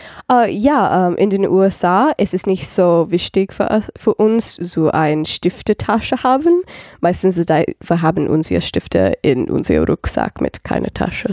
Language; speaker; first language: German; non-native, learner; English